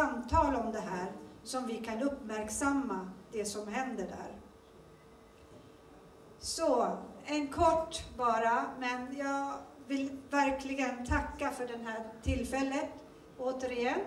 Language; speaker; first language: Swedish; early bilingual, other home language; Turoyo